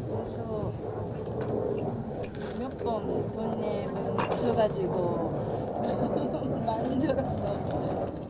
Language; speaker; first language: Korean; non-native, fluent; Japanese